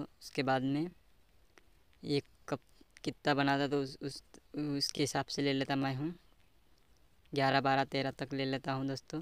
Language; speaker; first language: Hindi; native; Hindi